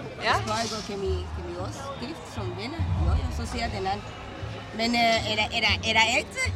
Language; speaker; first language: Danish; non-native, fluent; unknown